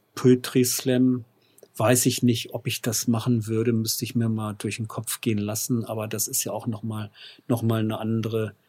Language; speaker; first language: German; native; German